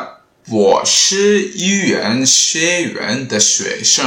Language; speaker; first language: Chinese; non-native, learner; Tamil